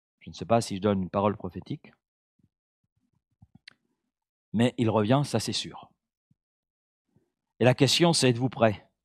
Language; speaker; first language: French; native; French